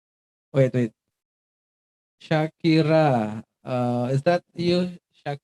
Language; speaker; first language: English; non-native, fluent; Indonesian